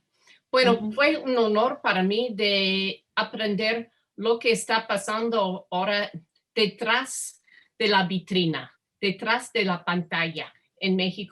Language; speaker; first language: Spanish; non-native, fluent; English